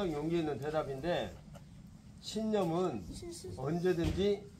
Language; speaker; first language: Korean; native; Korean